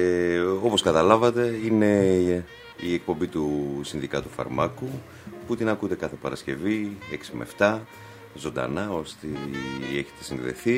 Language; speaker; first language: Greek; native; Greek